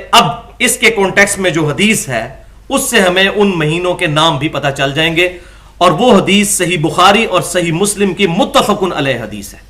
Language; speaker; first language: Urdu; non-native, local second language; Punjabi